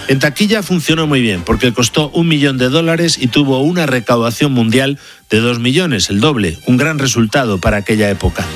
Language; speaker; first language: Spanish; native; Spanish